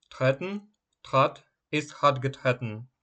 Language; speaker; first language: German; non-native, fluent; Ukrainian